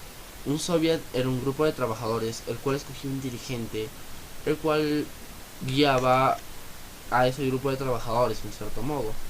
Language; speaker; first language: Spanish; native; Spanish